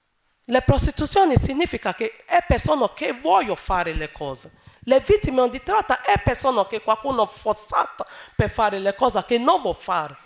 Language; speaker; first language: Italian; non-native, learner; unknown